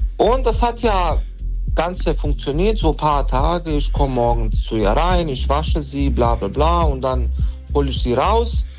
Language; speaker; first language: German; non-native, fluent; Bosnian